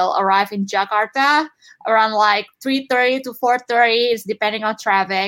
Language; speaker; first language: English; non-native, fluent; Indonesian